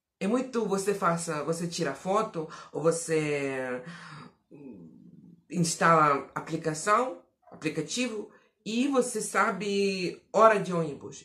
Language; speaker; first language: Portuguese; non-native, fluent; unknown